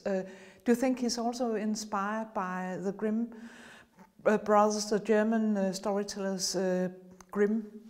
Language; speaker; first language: English; non-native, fluent; Danish